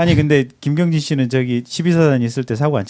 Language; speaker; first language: Korean; native; Korean